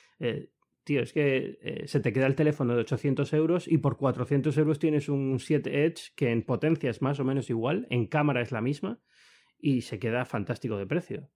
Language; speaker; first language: Spanish; native; Spanish